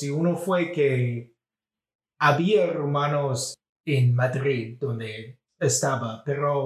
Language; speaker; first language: Spanish; non-native, fluent; English